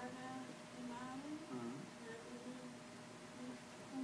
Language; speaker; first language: Arabic; non-native, learner; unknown